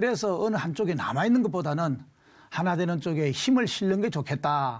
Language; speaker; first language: Korean; native; Korean